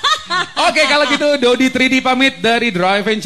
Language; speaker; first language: Indonesian; native; Indonesian